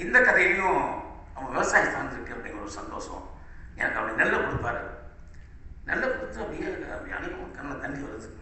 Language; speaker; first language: Tamil; native; Tamil